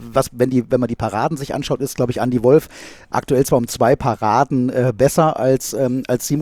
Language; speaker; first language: German; native; German